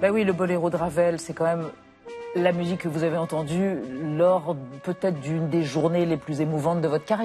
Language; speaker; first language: French; native; French